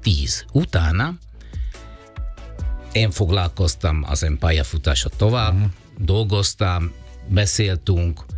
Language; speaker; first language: Hungarian; non-native, learner; Italian